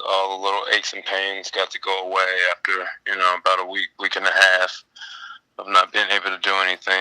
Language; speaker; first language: English; native; English